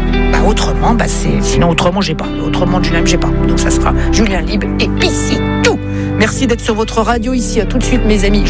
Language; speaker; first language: French; native; French